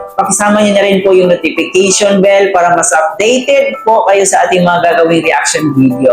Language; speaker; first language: Filipino; native; Filipino